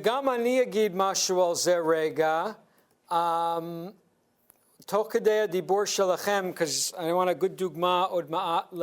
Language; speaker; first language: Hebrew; non-native, fluent; English